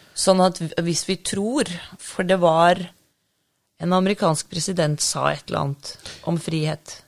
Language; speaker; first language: Norwegian; native; Norwegian